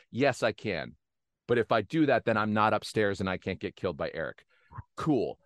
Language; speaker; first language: English; native; English